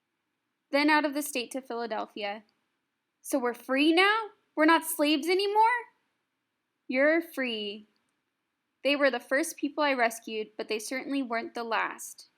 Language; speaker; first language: English; native; English